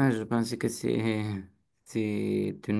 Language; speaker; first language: French; non-native, learner; Romanian